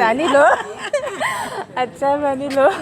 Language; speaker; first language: Hebrew; non-native, learner; Malayalam